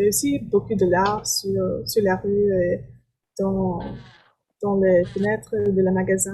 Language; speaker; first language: French; non-native, learner; English